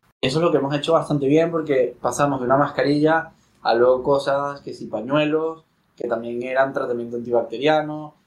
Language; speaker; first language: Spanish; native; Spanish